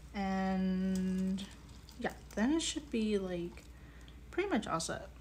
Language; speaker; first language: English; native; English